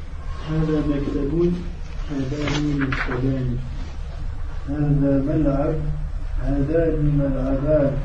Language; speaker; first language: Arabic; non-native, learner; French